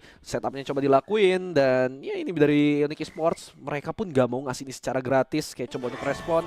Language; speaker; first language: Indonesian; native; Indonesian